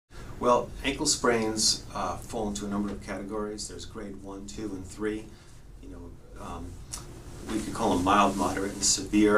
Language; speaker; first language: English; native; English